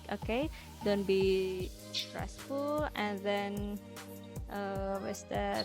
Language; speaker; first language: English; non-native, fluent; Indonesian